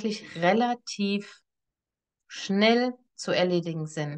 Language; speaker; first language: German; native; German